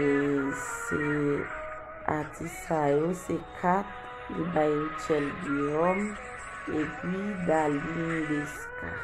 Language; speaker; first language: French; non-native, local second language; Haitian Creole